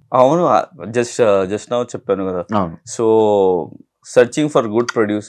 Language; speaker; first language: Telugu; non-native, learner; Hindi